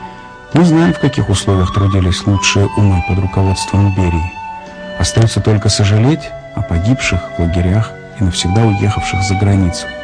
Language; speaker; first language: Russian; native; Russian